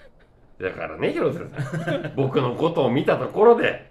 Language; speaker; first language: Japanese; native; Japanese